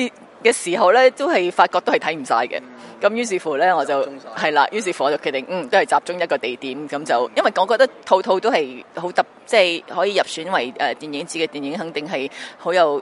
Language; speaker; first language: Chinese; native; Chinese